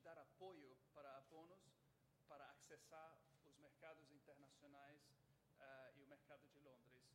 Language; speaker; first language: Portuguese; non-native, fluent; English